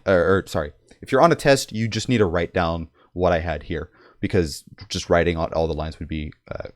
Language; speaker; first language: English; native; English